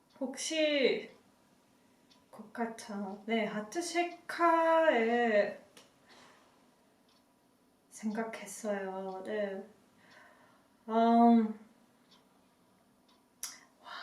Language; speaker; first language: Korean; non-native, learner; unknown